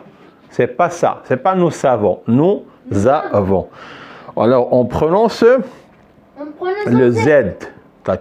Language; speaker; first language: French; non-native, fluent; Arabic